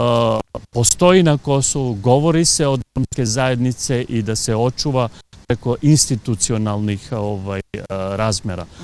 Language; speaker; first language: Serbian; non-native, local second language; Romany